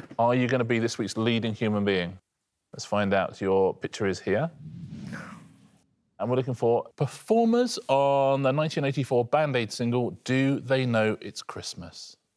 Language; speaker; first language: English; native; English